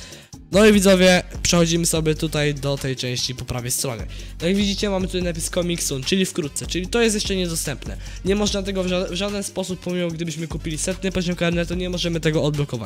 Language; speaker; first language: Polish; native; Polish